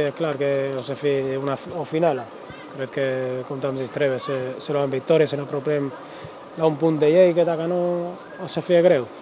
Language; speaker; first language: Romanian; non-native, fluent; Spanish